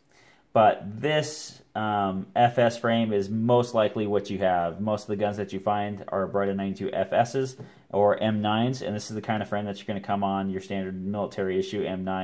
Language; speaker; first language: English; native; English